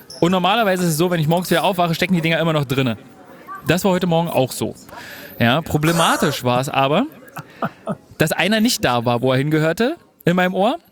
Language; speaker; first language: German; native; German